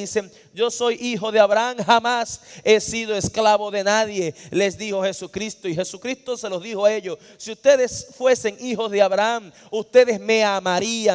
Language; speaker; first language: Spanish; native; Spanish